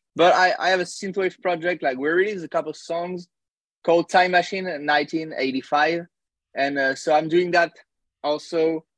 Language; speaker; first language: English; non-native, fluent; French